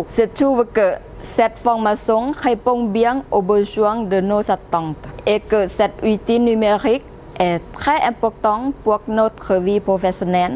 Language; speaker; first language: French; non-native, fluent; Lao